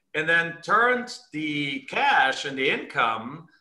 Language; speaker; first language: English; non-native, fluent; German